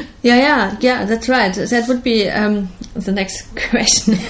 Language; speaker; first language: English; non-native, fluent; German